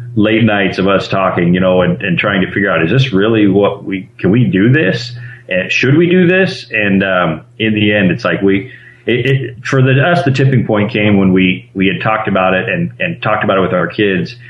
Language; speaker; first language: English; native; English